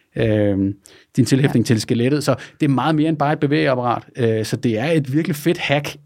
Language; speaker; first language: Danish; native; Danish